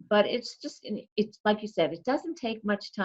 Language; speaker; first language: English; native; English